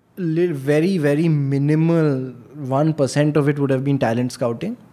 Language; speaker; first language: English; non-native, local second language; Hindi